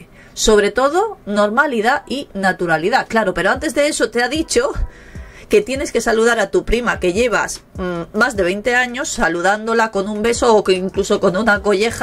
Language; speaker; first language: Spanish; native; Spanish